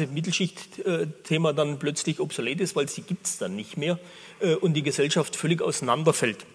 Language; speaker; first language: German; native; German